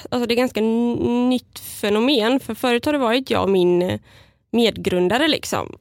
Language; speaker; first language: Swedish; early bilingual, other home language; Bulgarian